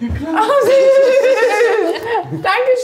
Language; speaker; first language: German; native; German